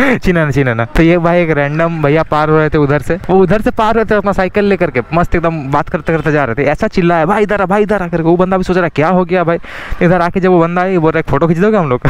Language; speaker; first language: Hindi; non-native, local second language; Bangla